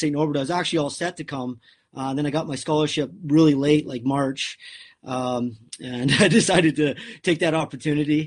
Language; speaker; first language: English; native; English